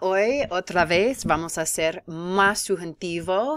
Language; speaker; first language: Spanish; non-native, fluent; English